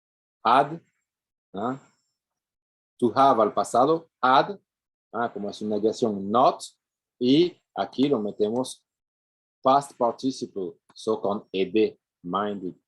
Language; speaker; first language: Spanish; non-native, fluent; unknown